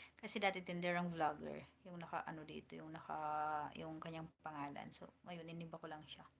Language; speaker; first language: Filipino; non-native, local second language; Waray